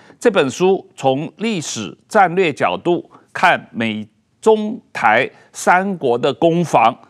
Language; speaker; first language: Chinese; native; Chinese